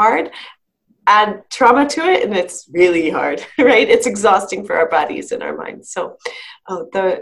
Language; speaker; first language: English; native; English